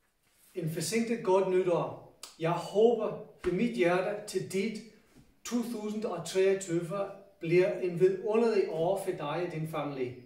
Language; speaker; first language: Danish; non-native, fluent; English